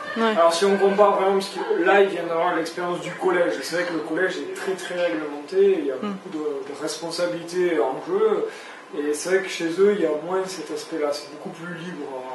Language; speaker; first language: French; native; French